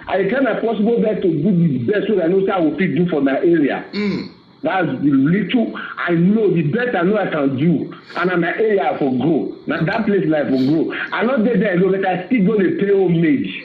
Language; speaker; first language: Nigerian Pidgin; native; Nigerian Pidgin